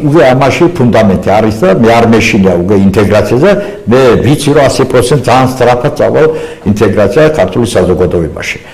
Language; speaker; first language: Georgian; non-native, local second language; Azerbaijani